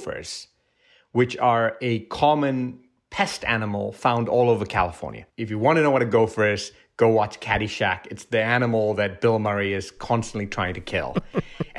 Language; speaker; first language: English; non-native, local second language; Tamil